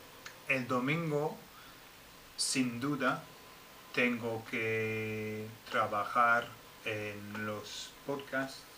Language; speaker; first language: Spanish; non-native, fluent; English